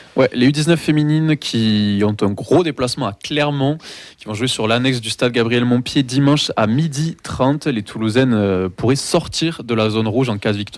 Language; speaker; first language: French; native; French